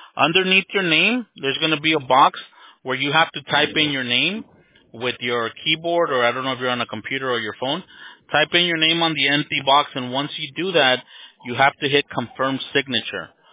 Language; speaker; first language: English; early bilingual, other home language; Spanish